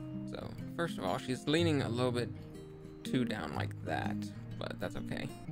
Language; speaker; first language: English; native; English